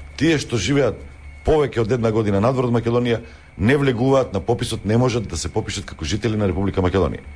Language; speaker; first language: Macedonian; native; Macedonian